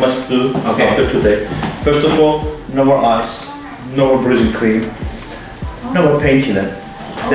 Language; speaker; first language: English; non-native, learner; Turkish